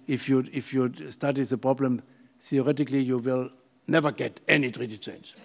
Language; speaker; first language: English; non-native, fluent; German